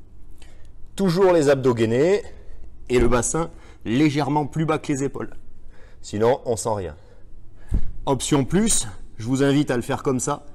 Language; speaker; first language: French; native; French